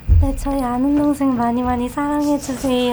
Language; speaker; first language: Korean; non-native, learner; Chinese